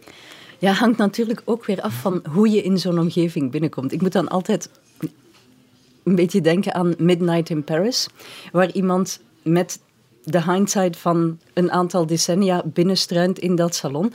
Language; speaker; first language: Dutch; native; Dutch